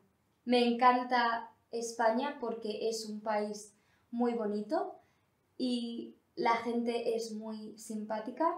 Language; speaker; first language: Spanish; non-native, learner; English